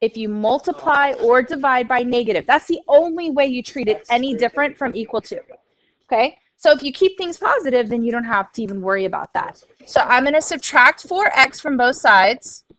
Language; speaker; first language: English; native; English